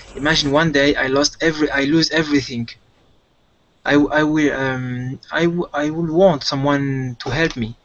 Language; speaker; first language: English; non-native, fluent; French